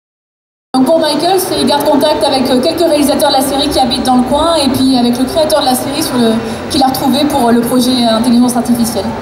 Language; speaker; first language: French; native; French